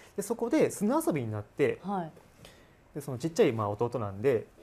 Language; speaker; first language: Japanese; native; Japanese